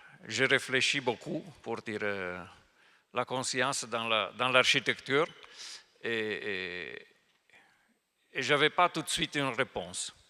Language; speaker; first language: French; non-native, fluent; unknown